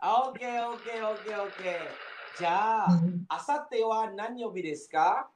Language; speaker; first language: Japanese; non-native, fluent; Malay